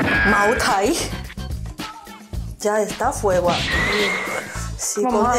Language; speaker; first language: Spanish; non-native, learner; Korean